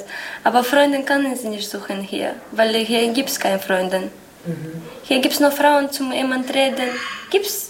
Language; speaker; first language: German; non-native, learner; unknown